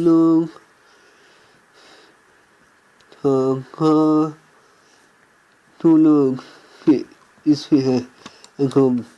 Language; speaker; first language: Irish; non-native, learner; English